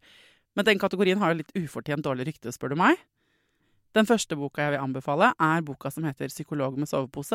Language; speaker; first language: Norwegian; native; Norwegian